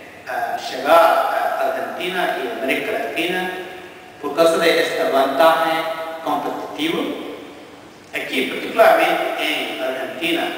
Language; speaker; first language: Spanish; non-native, fluent; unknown